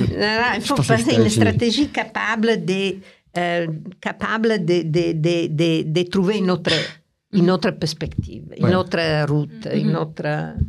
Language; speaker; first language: French; non-native, fluent; Italian